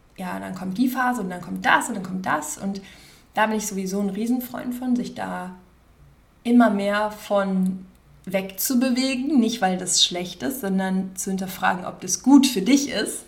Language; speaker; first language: German; native; German